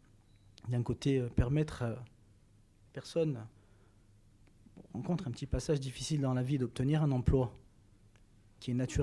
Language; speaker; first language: French; native; French